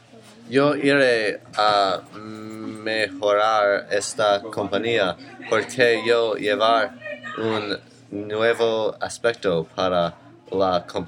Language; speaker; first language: Spanish; non-native, learner; English